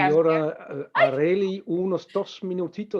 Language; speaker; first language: Spanish; non-native, fluent; Danish